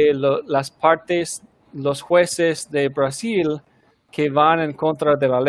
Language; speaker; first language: Spanish; non-native, fluent; English